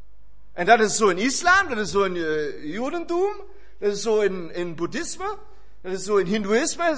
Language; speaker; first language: Dutch; non-native, fluent; German